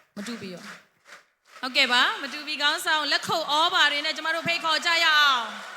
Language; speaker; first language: Burmese; non-native, local second language; Tedim Chin